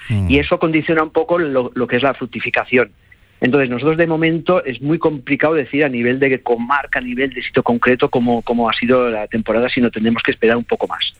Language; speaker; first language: Spanish; native; Spanish